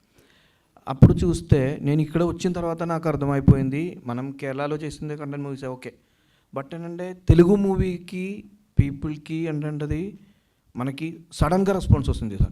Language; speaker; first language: Telugu; non-native, local second language; Malayalam